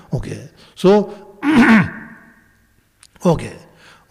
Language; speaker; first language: Russian; non-native, learner; Tibetan